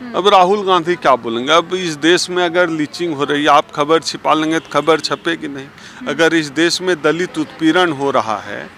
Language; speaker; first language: Hindi; native; Hindi